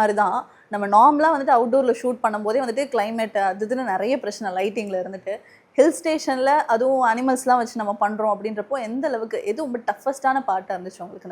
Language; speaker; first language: Tamil; native; Tamil